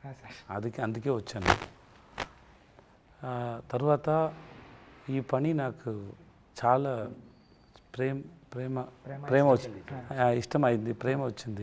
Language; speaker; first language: Telugu; non-native, learner; Tamil